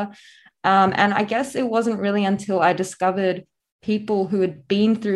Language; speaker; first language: English; native; English